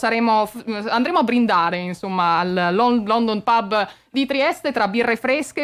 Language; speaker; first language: Italian; native; Italian